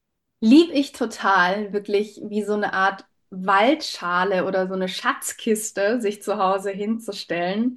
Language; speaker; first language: German; native; German